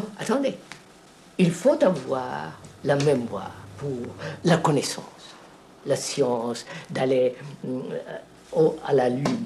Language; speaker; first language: French; non-native, fluent; Telugu